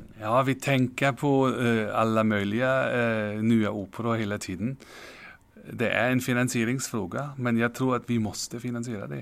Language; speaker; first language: Swedish; non-native, fluent; German